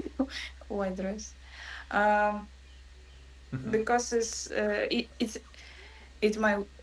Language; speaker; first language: English; non-native, learner; Russian